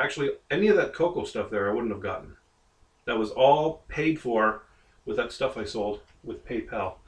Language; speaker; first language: English; native; English